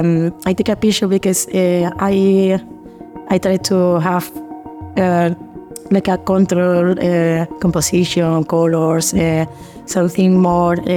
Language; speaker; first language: English; non-native, learner; Spanish